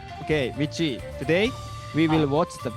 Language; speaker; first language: English; non-native, learner; Japanese